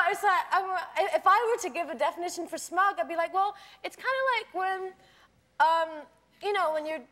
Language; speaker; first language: English; native; English